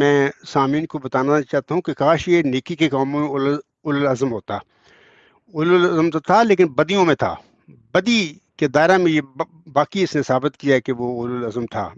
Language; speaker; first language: Urdu; non-native, local second language; Punjabi